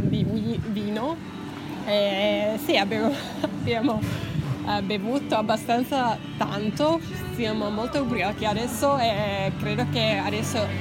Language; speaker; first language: Italian; non-native, learner; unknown